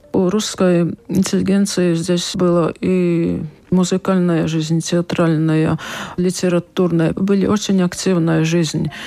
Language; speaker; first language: Russian; non-native, local second language; Latvian